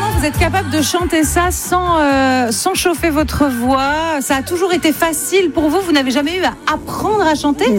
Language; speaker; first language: French; native; French